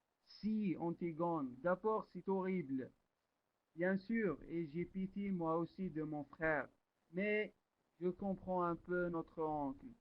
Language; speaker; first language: French; non-native, learner; Arabic